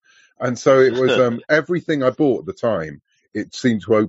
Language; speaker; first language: English; native; English